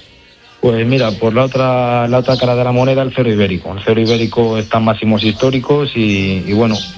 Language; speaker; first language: Spanish; native; Spanish